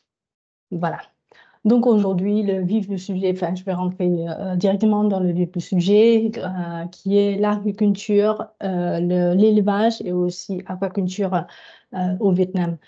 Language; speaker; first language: French; non-native, fluent; Vietnamese